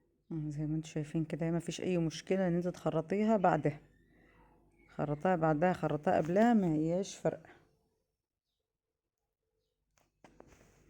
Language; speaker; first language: Arabic; native; Arabic